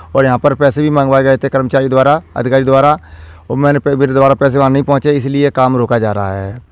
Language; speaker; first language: Hindi; native; Hindi